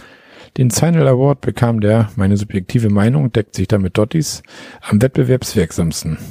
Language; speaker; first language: German; native; German